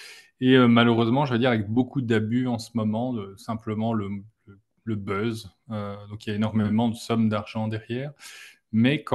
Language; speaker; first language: French; native; French